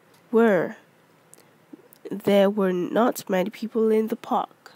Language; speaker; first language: English; non-native, local second language; Cantonese